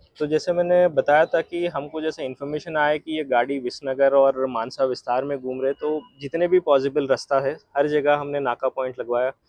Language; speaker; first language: Hindi; non-native, local second language; Gujarati